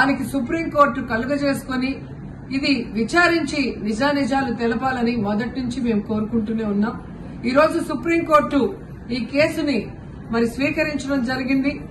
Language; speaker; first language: Telugu; native; Telugu